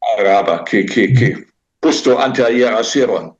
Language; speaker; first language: Spanish; non-native, fluent; German